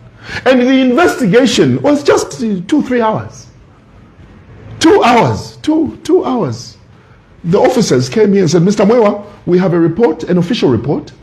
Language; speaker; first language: English; non-native, local second language; Bemba